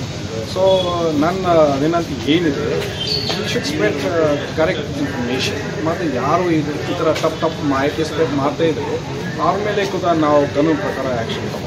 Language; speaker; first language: Kannada; non-native, local second language; Hindi